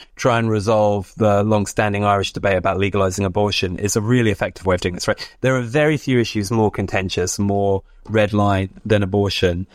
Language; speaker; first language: English; native; English